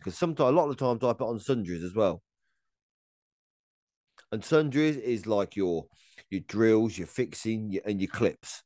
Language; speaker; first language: English; native; English